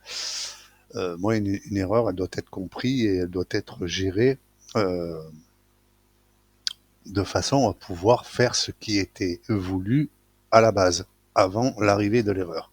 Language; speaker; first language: French; native; French